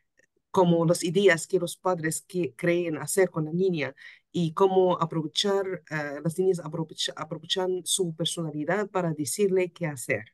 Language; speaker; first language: Spanish; non-native, fluent; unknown